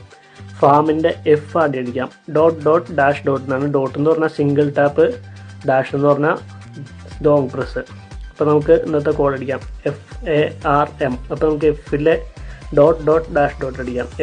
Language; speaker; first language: Malayalam; native; Malayalam